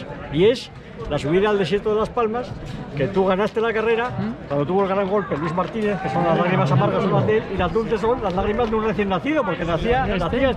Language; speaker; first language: Spanish; native; Spanish